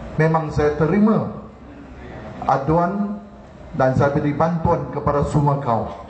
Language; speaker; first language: Malay; non-native, local second language; Chinese